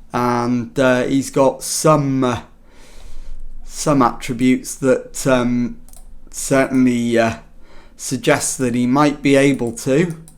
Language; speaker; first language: English; native; English